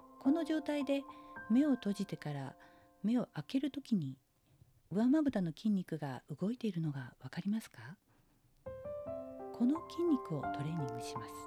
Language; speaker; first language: Japanese; native; Japanese